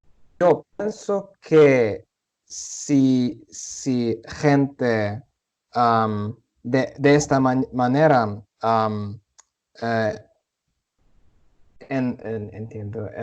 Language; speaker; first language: Spanish; non-native, learner; German